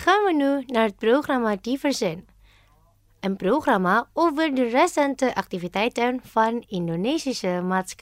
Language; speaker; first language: Dutch; non-native, fluent; Indonesian